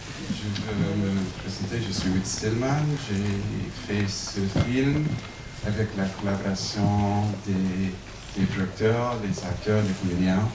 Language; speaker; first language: French; non-native, fluent; English